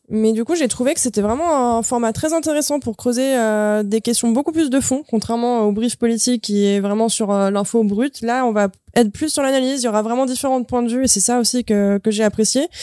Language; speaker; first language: French; native; French